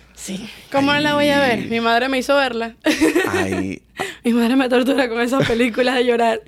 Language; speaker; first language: Spanish; native; Spanish